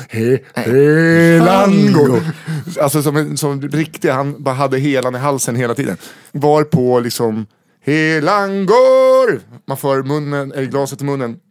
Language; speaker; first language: Swedish; native; Swedish